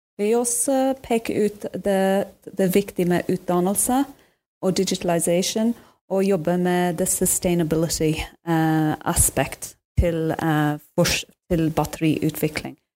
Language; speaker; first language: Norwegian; non-native, fluent; English